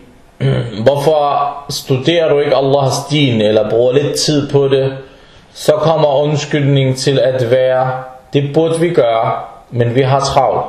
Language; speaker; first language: Danish; non-native, fluent; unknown